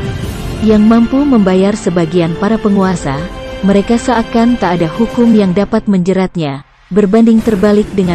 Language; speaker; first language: Indonesian; native; Indonesian